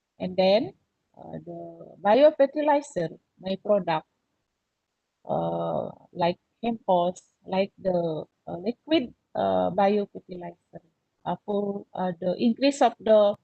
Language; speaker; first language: English; non-native, learner; Indonesian